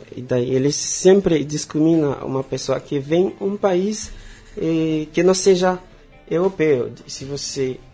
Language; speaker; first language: Portuguese; non-native, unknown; Haitian Creole